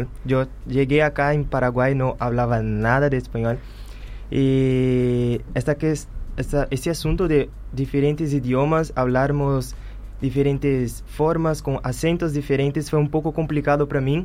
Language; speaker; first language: Spanish; non-native, learner; Portuguese